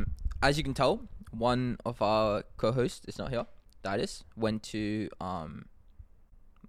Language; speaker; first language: English; non-native, local second language; Sinhala